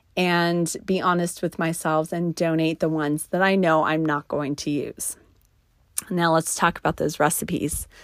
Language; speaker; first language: English; native; English